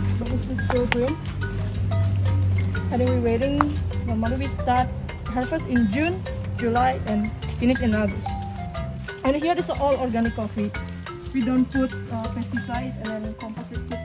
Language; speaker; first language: English; non-native, learner; Indonesian